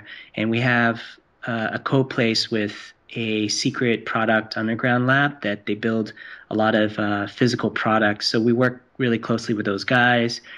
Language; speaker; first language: English; non-native, local second language; Cantonese